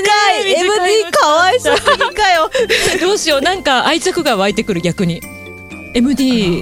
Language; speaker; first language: Japanese; native; Japanese